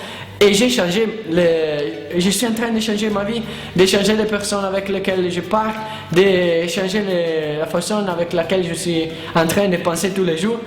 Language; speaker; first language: French; non-native, learner; Italian